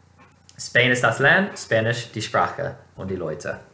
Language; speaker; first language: German; non-native, fluent; English